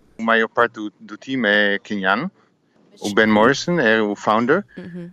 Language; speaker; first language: Portuguese; non-native, learner; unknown